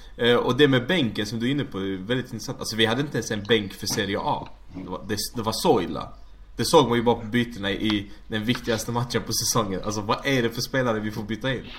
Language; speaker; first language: Swedish; early bilingual, other home language; Arabic